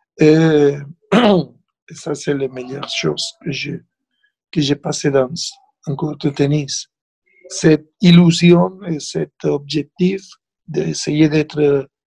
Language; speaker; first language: French; non-native, fluent; Spanish